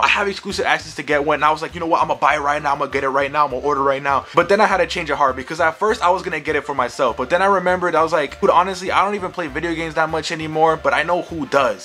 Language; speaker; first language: English; early bilingual, other home language; Spanish